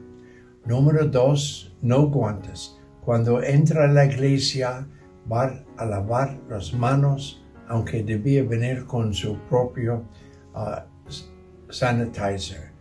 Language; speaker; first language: Spanish; non-native, learner; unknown